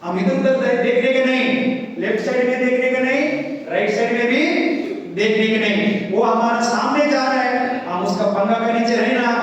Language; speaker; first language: Hindi; non-native, local second language; Telugu